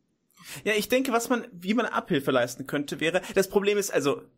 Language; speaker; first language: German; native; German